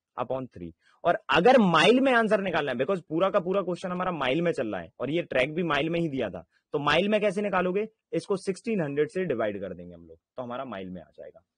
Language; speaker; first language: Hindi; native; Hindi